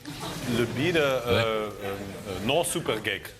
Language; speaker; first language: French; non-native, learner; German